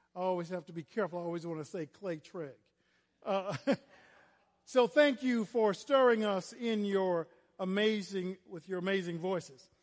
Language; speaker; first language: English; native; English